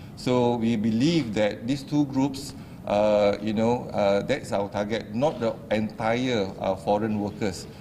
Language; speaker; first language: English; non-native, local second language; Malay